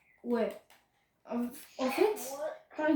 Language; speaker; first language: French; native; French